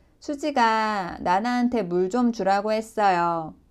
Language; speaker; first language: Korean; non-native, learner; Chinese